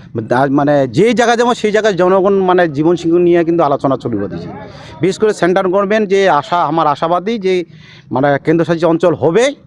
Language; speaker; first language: Bangla; non-native, local second language; Rangpuri